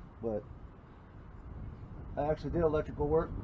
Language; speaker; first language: English; native; English